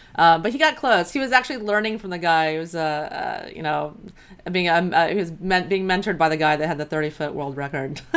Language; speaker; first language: English; native; English